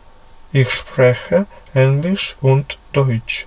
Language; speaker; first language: German; non-native, fluent; Ukrainian